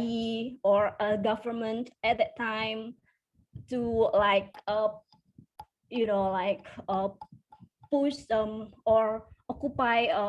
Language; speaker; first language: English; non-native, fluent; Indonesian